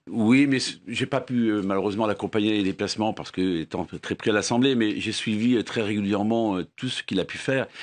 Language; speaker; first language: French; native; French